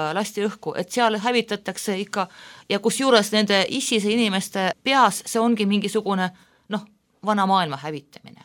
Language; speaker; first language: Estonian; non-native, local second language; Russian